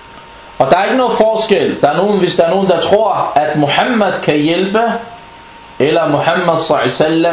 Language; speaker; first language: Danish; non-native, fluent; Arabic